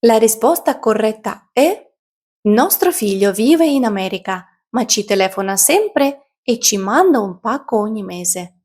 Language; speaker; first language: Italian; non-native, fluent; Ukrainian